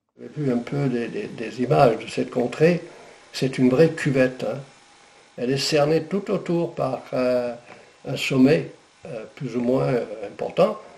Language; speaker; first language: French; non-native, local second language; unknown